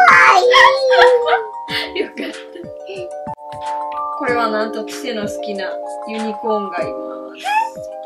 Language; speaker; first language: Japanese; native; Japanese